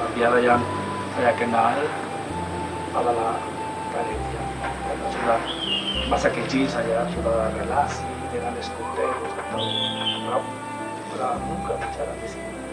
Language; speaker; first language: Indonesian; non-native, fluent; Spanish